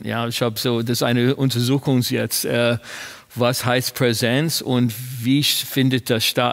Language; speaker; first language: German; non-native, fluent; English